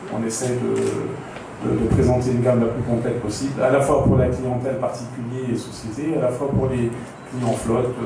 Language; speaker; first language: French; non-native, local second language; Arabic